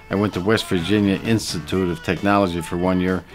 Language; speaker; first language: English; native; English